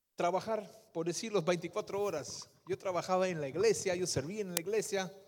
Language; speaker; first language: Spanish; non-native, fluent; Dutch